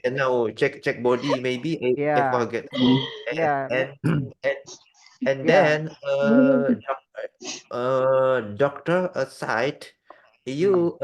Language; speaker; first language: English; non-native, learner; Indonesian